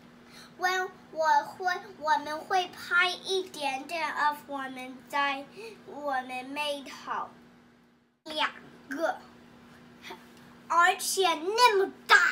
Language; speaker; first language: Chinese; early bilingual, heritage; Chinese